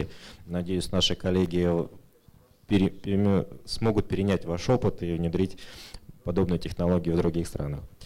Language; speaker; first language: Russian; native; Russian